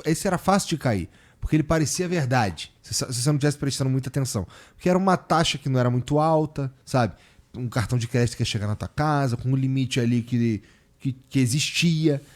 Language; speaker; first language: Portuguese; native; Portuguese